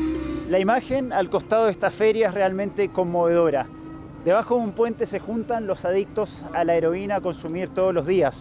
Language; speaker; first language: Spanish; native; Spanish